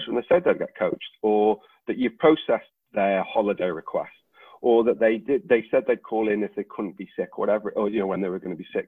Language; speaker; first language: English; native; English